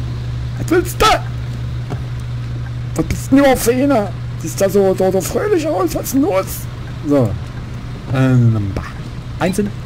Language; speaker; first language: German; native; German